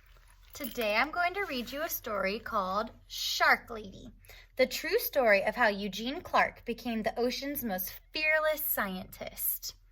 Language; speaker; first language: English; native; English